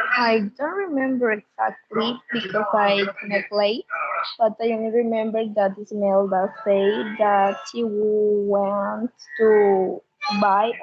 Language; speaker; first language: English; non-native, learner; Spanish